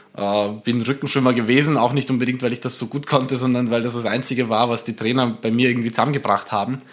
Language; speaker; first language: German; early bilingual, other home language; Romanian